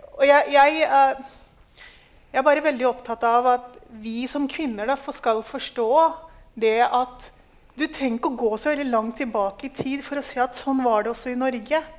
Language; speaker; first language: Norwegian; early bilingual, other home language; Urdu